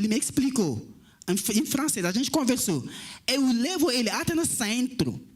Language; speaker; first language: Portuguese; non-native, learner; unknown